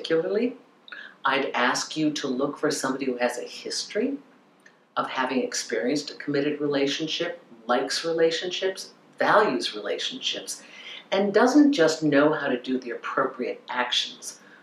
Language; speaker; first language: English; native; English